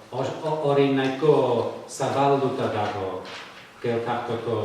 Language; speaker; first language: Basque; non-native, learner; English